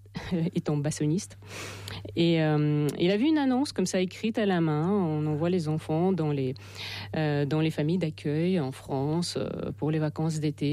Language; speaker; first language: French; non-native, fluent; Russian